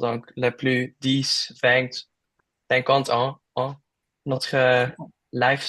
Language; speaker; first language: French; non-native, learner; Dutch